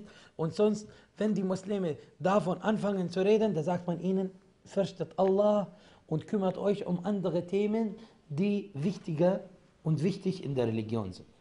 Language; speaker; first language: German; non-native, fluent; Arabic